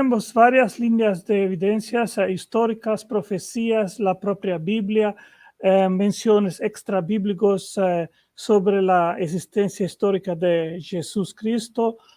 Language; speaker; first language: Spanish; non-native, fluent; Portuguese